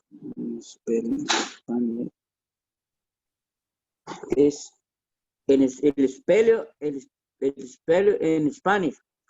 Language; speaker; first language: English; non-native, learner; Spanish